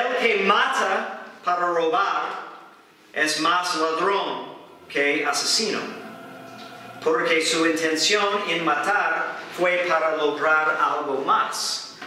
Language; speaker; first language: Spanish; non-native, fluent; English